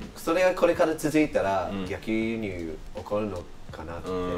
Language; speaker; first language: Japanese; non-native, fluent; English